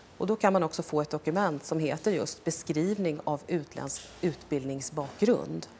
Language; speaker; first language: Swedish; native; Swedish